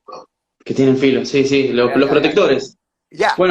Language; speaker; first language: Spanish; native; Spanish